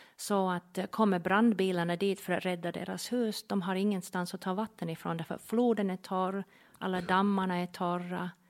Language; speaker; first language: Swedish; non-native, fluent; English